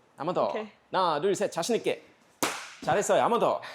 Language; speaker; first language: Korean; non-native, fluent; German